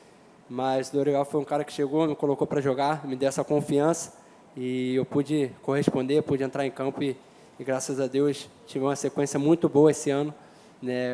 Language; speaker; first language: Portuguese; native; Portuguese